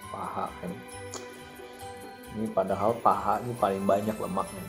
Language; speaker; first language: Indonesian; native; Indonesian